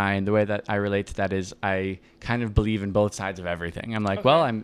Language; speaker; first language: English; native; English